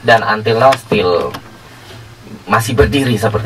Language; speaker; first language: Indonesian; native; Indonesian